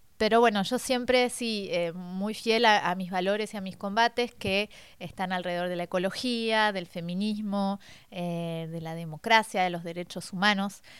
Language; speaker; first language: Spanish; native; Spanish